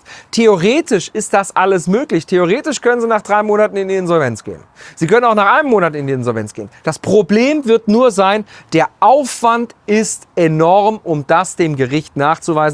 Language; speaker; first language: German; native; German